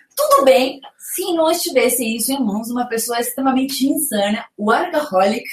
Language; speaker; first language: Portuguese; non-native, fluent; Spanish